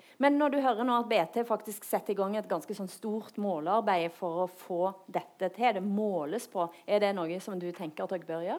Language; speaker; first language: Norwegian; native; Norwegian